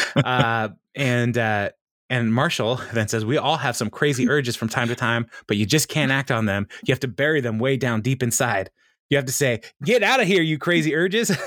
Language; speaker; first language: English; native; English